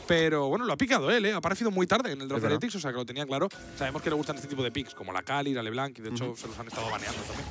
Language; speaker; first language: Spanish; native; Spanish